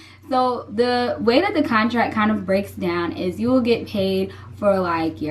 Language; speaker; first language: English; native; English